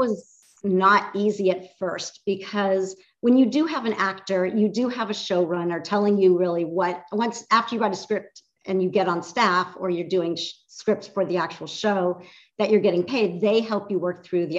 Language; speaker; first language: English; native; English